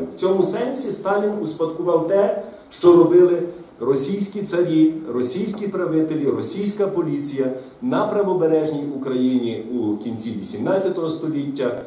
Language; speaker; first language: Ukrainian; native; Ukrainian